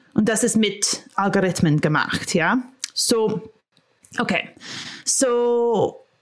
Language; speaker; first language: German; non-native, fluent; English